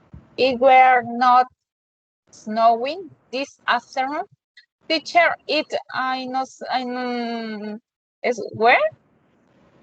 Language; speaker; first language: English; non-native, learner; Spanish